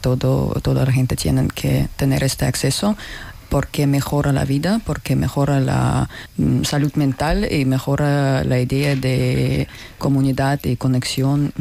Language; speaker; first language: Spanish; non-native, learner; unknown